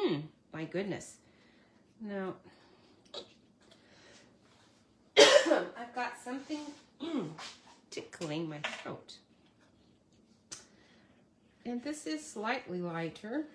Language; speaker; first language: English; native; English